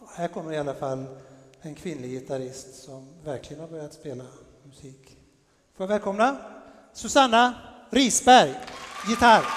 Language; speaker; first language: Swedish; native; Swedish